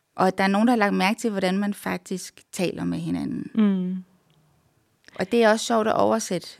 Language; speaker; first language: Danish; native; Danish